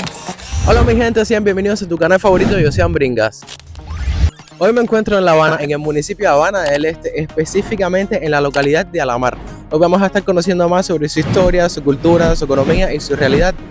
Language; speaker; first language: Spanish; native; Spanish